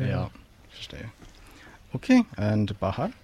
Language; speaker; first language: German; non-native, learner; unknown